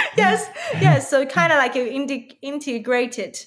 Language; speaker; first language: English; non-native, fluent; Chinese